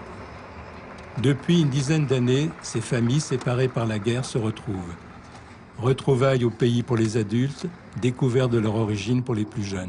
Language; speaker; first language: French; native; French